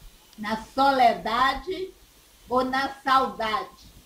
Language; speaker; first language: Portuguese; native; Portuguese